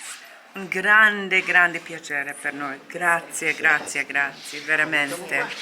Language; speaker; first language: Italian; non-native, learner; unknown